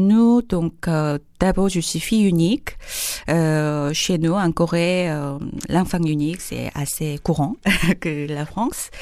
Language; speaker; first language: French; non-native, fluent; Korean